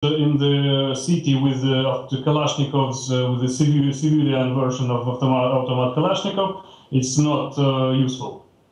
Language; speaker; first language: English; non-native, fluent; Ukrainian